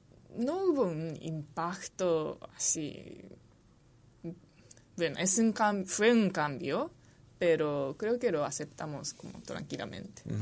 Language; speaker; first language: Spanish; non-native, fluent; Japanese